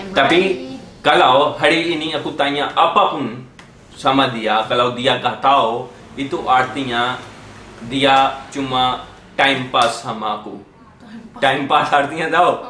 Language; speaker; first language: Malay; non-native, learner; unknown